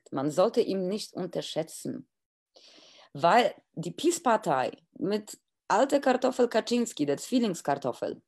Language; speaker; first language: German; non-native, fluent; Polish